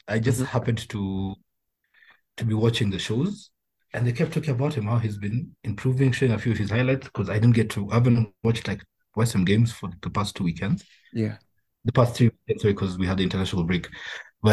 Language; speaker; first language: English; non-native, local second language; Luo (Kenya and Tanzania)